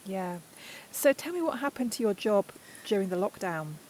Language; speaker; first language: English; native; English